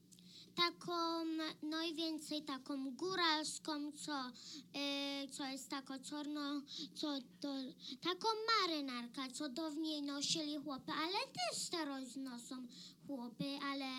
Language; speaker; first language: Polish; early bilingual, heritage; Polish